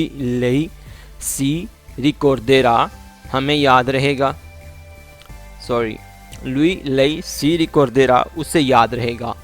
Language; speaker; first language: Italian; non-native, fluent; Urdu